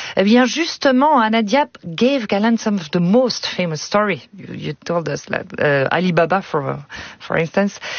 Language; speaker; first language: English; non-native, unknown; French